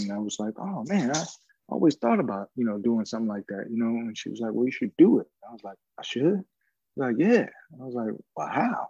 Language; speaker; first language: English; native; English